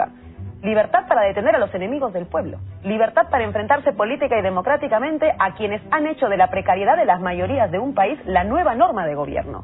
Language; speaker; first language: Spanish; native; Spanish